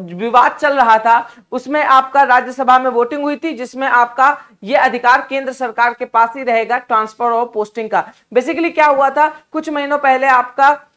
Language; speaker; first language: Hindi; native; Hindi